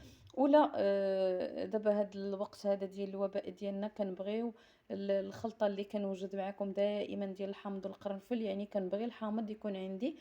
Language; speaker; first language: Arabic; native; Arabic